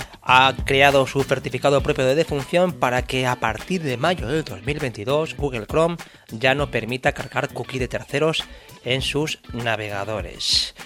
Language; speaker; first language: Spanish; native; Spanish